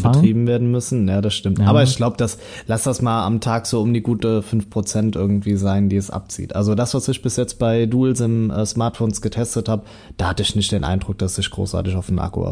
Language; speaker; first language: German; native; German